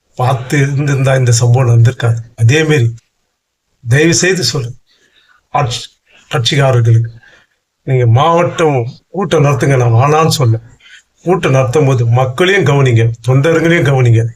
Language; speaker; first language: Tamil; native; Tamil